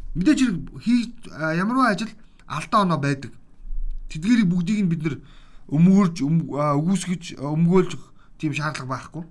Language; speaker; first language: Mongolian; native; Mongolian